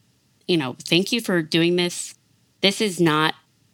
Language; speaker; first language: English; native; English